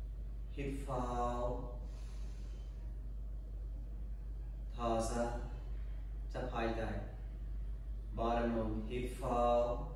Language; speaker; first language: Vietnamese; non-native, learner; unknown